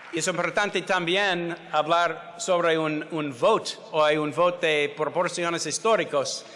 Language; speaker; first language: Spanish; non-native, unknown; English